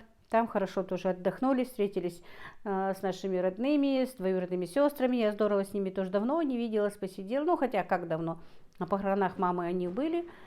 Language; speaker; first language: Russian; non-native, local second language; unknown